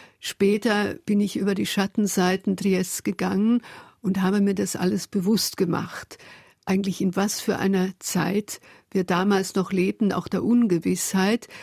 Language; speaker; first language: German; early bilingual, other home language; Hungarian